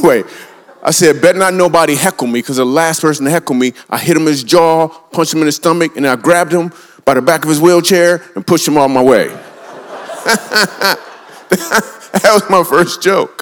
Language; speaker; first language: English; native; English